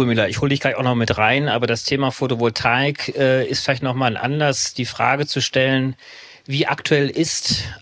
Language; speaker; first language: German; native; German